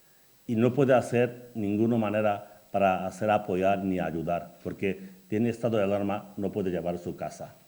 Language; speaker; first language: Spanish; non-native, learner; Bangla